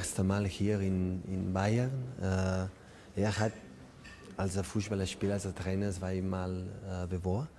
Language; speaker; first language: German; non-native, learner; Catalan